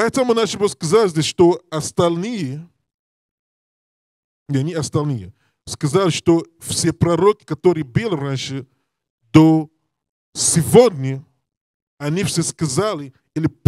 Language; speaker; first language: Russian; non-native, learner; English